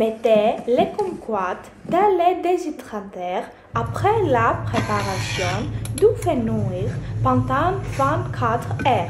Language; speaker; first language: French; non-native, learner; Greek